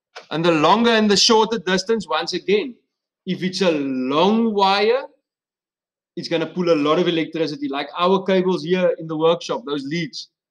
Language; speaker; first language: English; non-native, local second language; Afrikaans